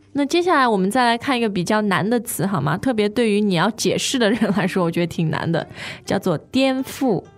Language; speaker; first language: Chinese; native; Chinese